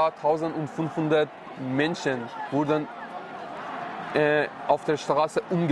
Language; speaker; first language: German; non-native, learner; Persian